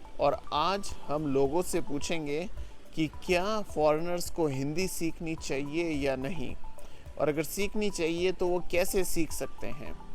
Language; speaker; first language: Hindi; native; Hindi